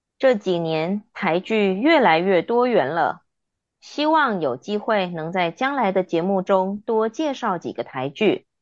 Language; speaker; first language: Chinese; native; Chinese